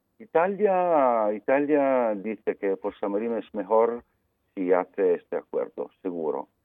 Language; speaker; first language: Spanish; non-native, learner; Italian